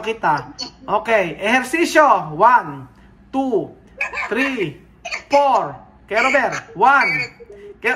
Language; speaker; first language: Spanish; non-native, learner; Filipino